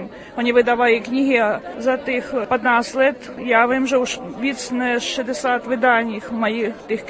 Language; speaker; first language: Czech; early bilingual, heritage; Czech